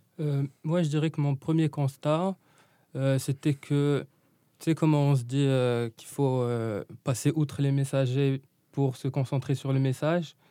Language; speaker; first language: French; non-native, local second language; Arabic